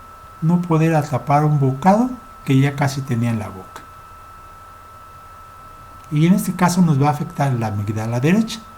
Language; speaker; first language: Spanish; native; Spanish